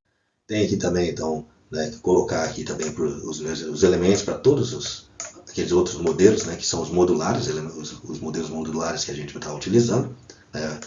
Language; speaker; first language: Portuguese; native; Portuguese